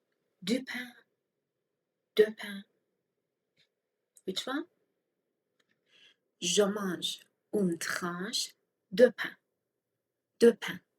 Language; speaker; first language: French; non-native, fluent; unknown